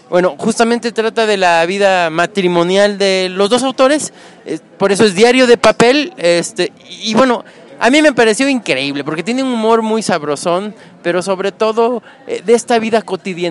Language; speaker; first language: Spanish; native; Spanish